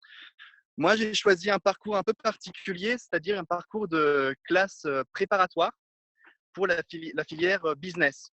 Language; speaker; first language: French; non-native, fluent; Italian